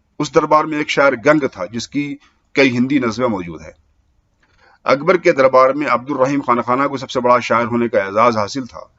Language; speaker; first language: Urdu; native; Urdu